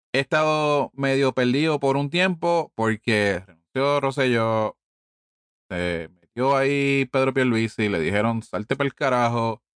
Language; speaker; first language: Spanish; early bilingual, heritage; Spanish